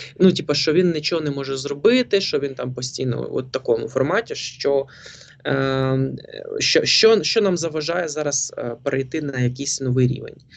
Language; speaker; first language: Ukrainian; native; Ukrainian